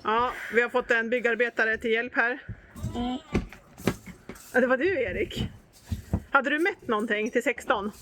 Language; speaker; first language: Swedish; native; Swedish